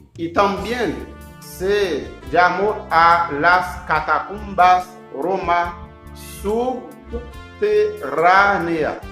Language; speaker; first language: Spanish; non-native, learner; Haitian Creole